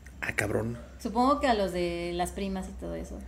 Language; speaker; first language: Spanish; native; Spanish